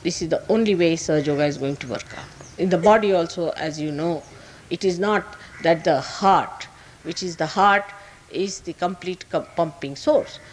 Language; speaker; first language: English; non-native, local second language; Marathi